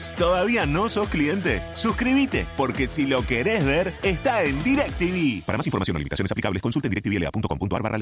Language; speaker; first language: Spanish; native; Spanish